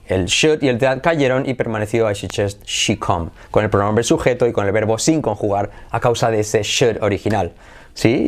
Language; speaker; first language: Spanish; native; Spanish